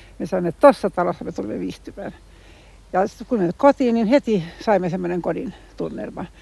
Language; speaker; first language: Finnish; non-native, local second language; Swedish